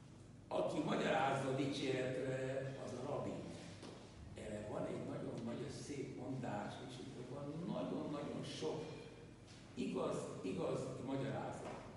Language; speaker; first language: Hungarian; non-native, local second language; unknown